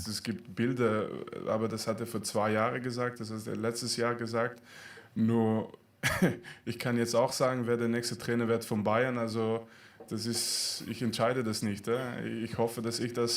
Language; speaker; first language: German; non-native, fluent; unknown